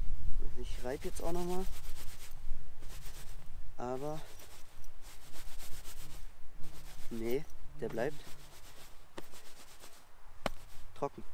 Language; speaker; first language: German; native; German